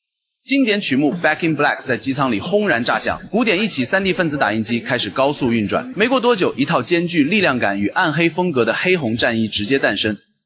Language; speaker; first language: Chinese; native; Chinese